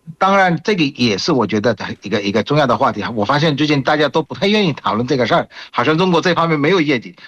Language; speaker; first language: Chinese; non-native, fluent; Bangla